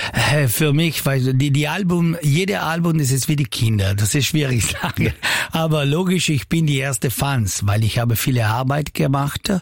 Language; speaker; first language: German; non-native, learner; Italian